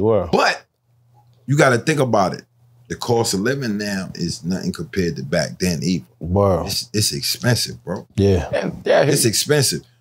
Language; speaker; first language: English; native; English